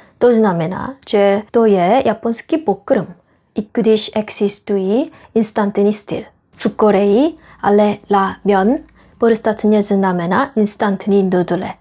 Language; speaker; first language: Czech; non-native, fluent; Korean